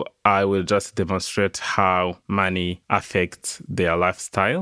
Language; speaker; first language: English; non-native, local second language; Kinyarwanda